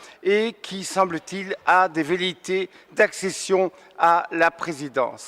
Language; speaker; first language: French; native; French